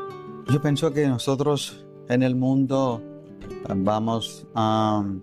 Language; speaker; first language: Spanish; non-native, fluent; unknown